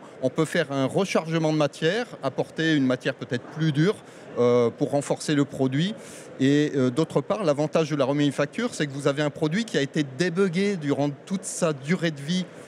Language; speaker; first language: French; native; French